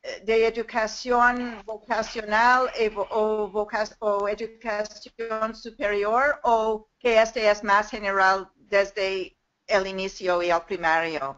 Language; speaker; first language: Spanish; non-native, fluent; English